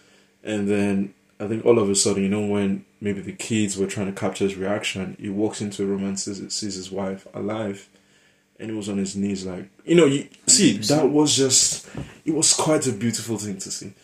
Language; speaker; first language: English; non-native, local second language; Yoruba